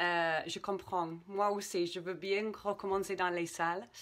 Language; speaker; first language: French; non-native, fluent; English